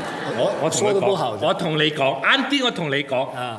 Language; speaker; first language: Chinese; non-native, local second language; Cantonese